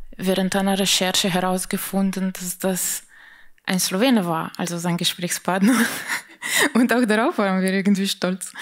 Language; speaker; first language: German; non-native, fluent; Slovenian